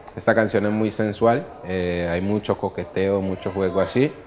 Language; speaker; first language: Spanish; early bilingual, other home language; Italian